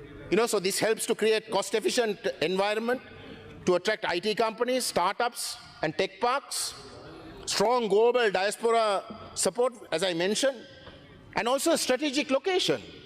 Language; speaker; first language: English; non-native, local second language; Tamil